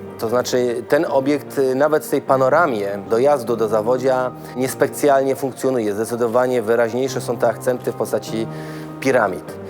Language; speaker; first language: Polish; native; Polish